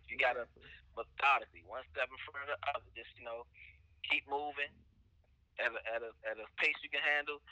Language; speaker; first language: English; native; English